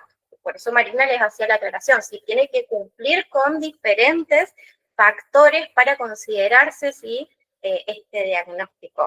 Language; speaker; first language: Spanish; native; Spanish